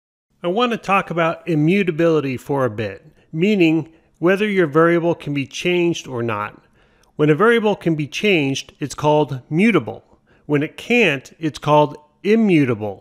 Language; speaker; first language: English; native; English